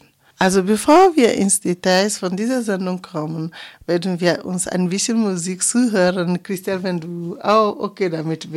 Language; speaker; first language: German; non-native, fluent; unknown